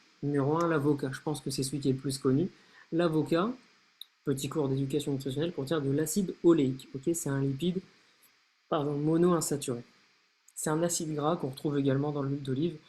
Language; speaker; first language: French; native; French